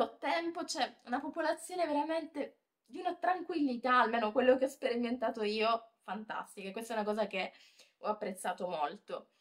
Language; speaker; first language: Italian; native; Italian